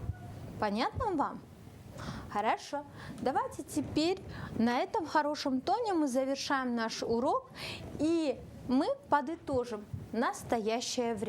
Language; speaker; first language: Russian; non-native, local second language; Kyrgyz